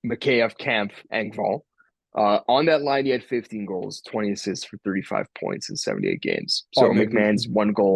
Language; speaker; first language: English; native; English